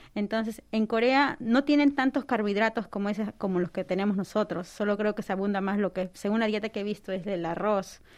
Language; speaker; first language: Spanish; native; Spanish